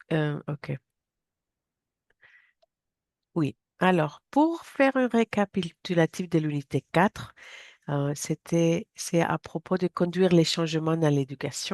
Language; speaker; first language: French; non-native, fluent; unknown